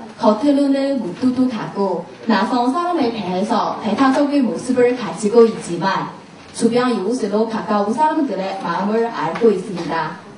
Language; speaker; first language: Korean; non-native, learner; Chinese